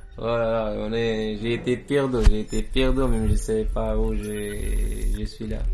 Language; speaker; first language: French; non-native, learner; Persian